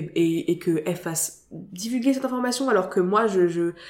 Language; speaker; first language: French; native; French